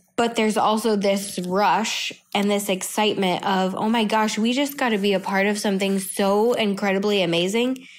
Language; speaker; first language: English; native; English